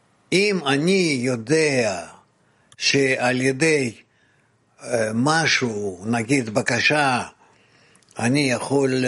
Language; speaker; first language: Hebrew; non-native, fluent; Russian